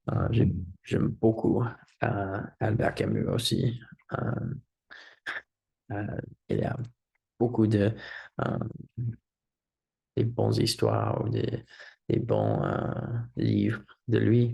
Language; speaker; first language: French; non-native, learner; English